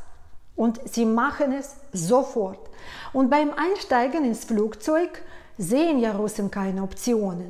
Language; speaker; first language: German; non-native, fluent; Russian